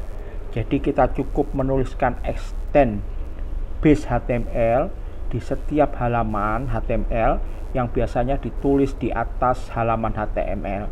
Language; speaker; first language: Indonesian; native; Indonesian